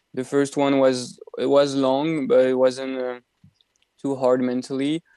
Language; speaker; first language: English; non-native, fluent; French